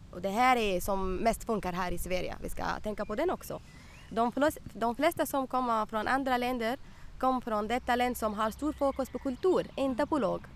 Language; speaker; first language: Swedish; non-native, learner; Arabic